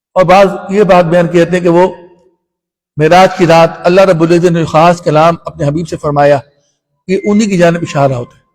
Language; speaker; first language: Urdu; non-native, local second language; Punjabi